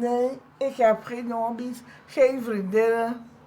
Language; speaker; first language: Dutch; non-native, local second language; Papiamento